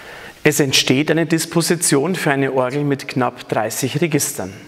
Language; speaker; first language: German; native; German